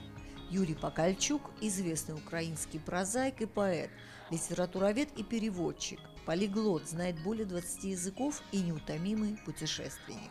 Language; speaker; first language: Russian; native; Russian